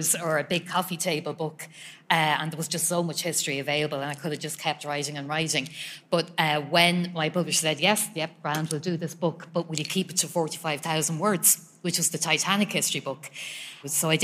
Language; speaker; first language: English; native; English